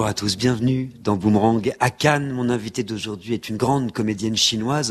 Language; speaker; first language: French; native; French